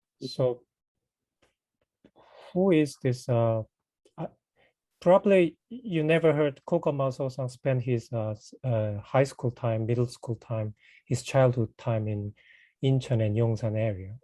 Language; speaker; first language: English; non-native, fluent; Korean